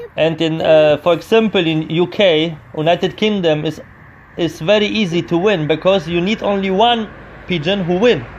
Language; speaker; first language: English; non-native, learner; Polish